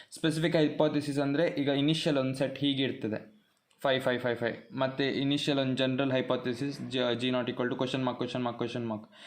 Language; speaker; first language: Kannada; non-native, local second language; Konkani